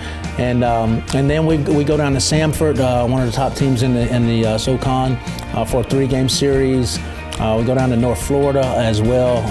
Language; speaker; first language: English; native; English